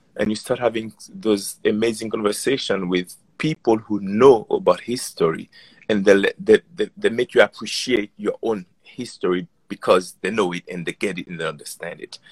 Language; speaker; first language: English; non-native, fluent; Haitian Creole